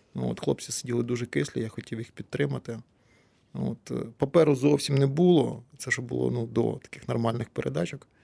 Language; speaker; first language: Ukrainian; non-native, local second language; Russian